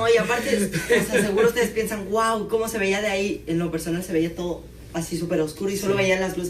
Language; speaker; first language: Spanish; native; Spanish